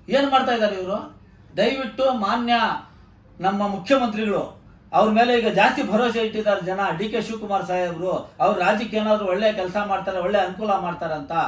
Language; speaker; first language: Kannada; non-native, local second language; Urdu